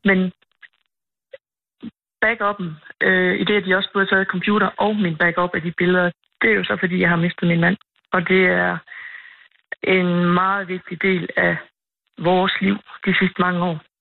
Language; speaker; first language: Danish; native; Danish